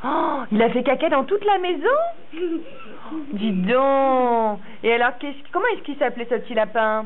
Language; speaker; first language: French; native; French